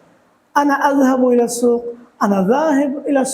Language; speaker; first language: Arabic; non-native, fluent; Bangla